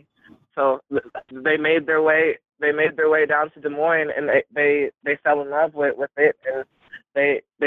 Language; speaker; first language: English; native; English